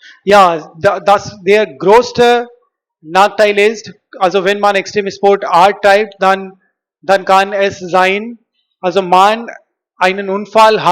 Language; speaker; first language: German; non-native, learner; Hindi